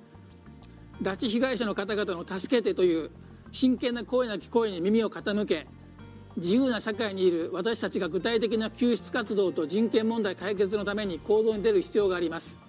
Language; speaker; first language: Japanese; native; Japanese